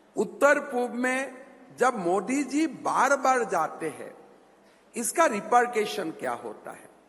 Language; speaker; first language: Hindi; non-native, local second language; Assamese